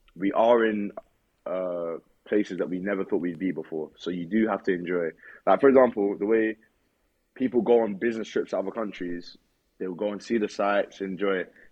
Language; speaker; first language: English; native; English